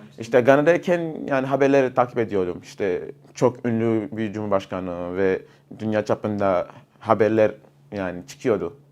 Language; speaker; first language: Turkish; non-native, fluent; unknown